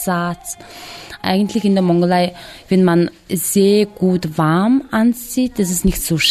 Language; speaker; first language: German; non-native, fluent; Mongolian